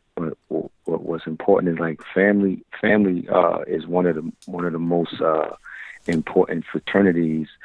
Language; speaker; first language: English; native; English